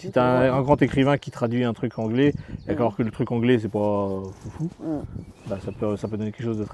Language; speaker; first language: French; native; French